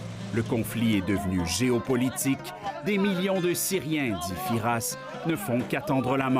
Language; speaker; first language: French; native; French